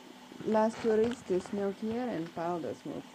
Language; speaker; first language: Spanish; non-native, learner; English